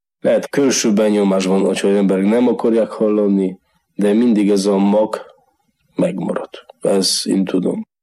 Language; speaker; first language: Hungarian; non-native, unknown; Polish